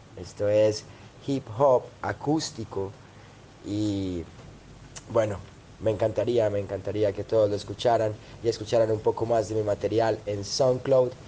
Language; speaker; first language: Spanish; native; Spanish